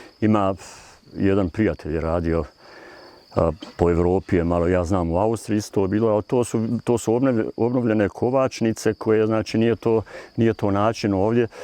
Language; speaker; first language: Bosnian; native; Bosnian